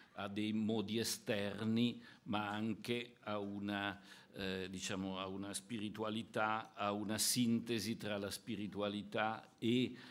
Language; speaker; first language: Italian; native; Italian